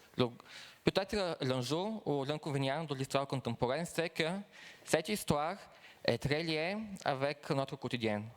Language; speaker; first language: French; non-native, fluent; Bulgarian